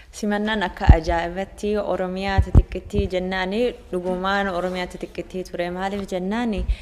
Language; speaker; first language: Oromo; early bilingual, heritage; Oromo